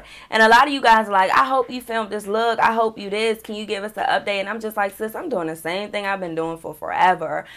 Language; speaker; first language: English; native; English